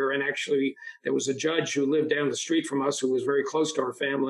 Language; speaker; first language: English; early bilingual, other home language; Italian